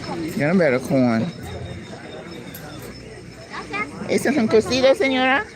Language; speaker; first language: Spanish; non-native, learner; English